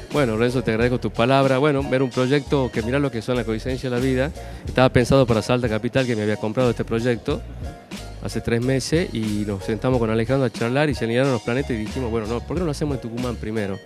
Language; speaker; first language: Spanish; native; Spanish